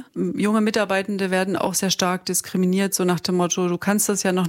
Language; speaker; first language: German; native; German